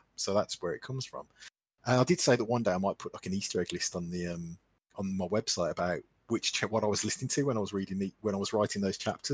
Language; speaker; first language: English; native; English